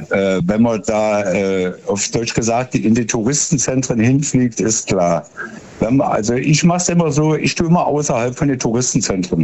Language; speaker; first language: German; native; German